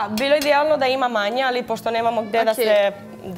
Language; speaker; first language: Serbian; non-native, learner; Spanish